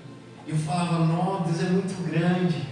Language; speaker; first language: Portuguese; native; Portuguese